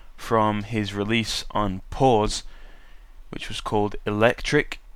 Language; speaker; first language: English; native; English